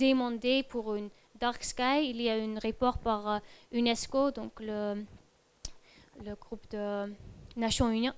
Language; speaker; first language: French; non-native, fluent; Dutch